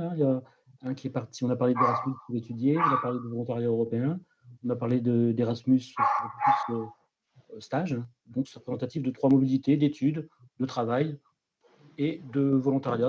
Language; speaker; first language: French; native; French